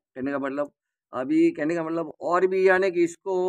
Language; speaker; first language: Hindi; non-native, local second language; Gujarati